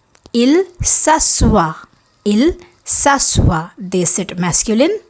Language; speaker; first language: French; non-native, fluent; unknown